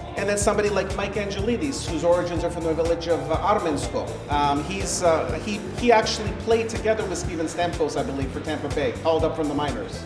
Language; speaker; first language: English; early bilingual, other home language; Macedonian